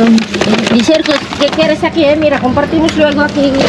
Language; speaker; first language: Spanish; non-native, learner; Filipino